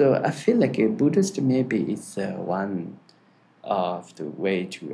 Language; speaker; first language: English; non-native, learner; Tibetan